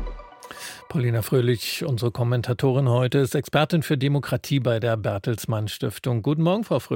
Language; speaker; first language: German; native; German